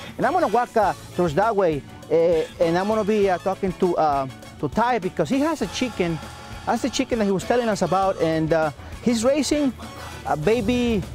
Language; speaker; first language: English; non-native, fluent; Spanish